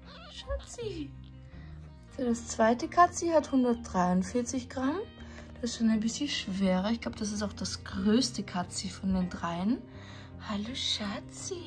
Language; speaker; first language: German; native; German